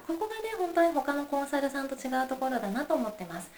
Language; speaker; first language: Japanese; native; Japanese